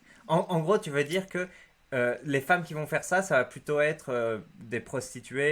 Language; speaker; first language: French; native; French